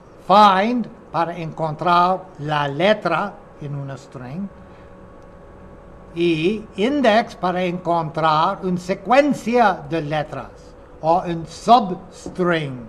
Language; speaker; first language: Spanish; non-native, fluent; English